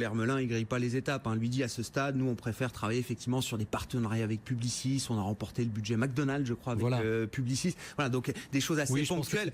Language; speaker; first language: French; native; French